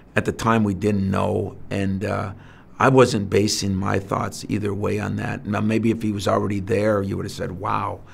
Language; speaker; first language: English; native; English